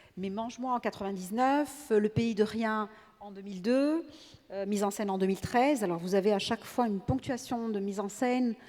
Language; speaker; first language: French; non-native, local second language; Arabic